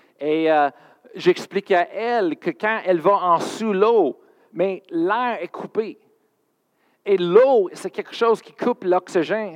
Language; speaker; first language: French; non-native, fluent; English